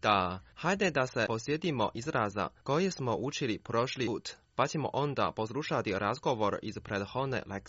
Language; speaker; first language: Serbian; non-native, fluent; Chinese